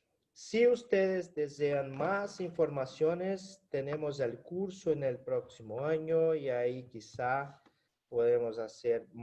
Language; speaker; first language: Spanish; non-native, fluent; Portuguese